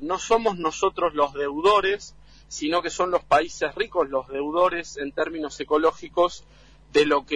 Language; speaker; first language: Spanish; native; Spanish